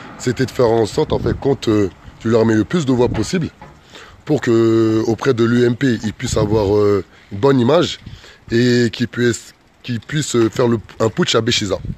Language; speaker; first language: French; early bilingual, other home language; Soninke